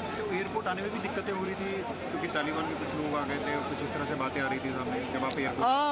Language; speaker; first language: Hindi; native; Hindi